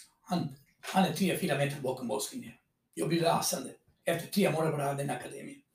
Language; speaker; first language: Swedish; non-native, fluent; Croatian